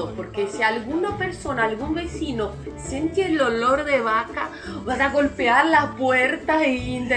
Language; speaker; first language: Spanish; non-native, fluent; Portuguese